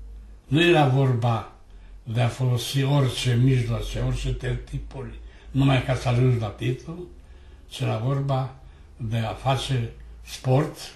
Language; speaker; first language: Romanian; native; Romanian